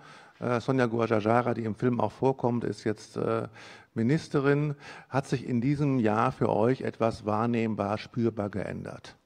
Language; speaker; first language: German; native; German